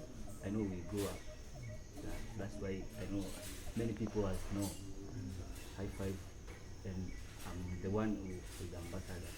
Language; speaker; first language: English; non-native, local second language; Swahili